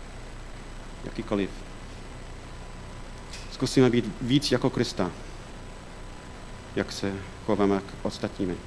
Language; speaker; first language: Czech; non-native, fluent; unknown